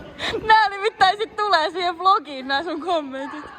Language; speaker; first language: Finnish; native; Finnish